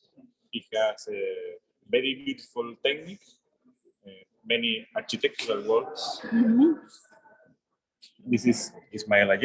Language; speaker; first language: English; non-native, learner; Spanish